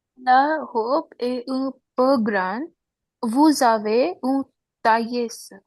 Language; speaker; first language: French; non-native, learner; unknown